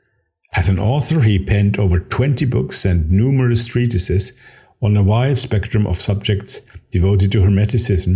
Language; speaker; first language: English; non-native, fluent; German